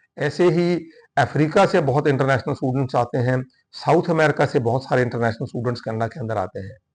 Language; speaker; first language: Hindi; non-native, local second language; Punjabi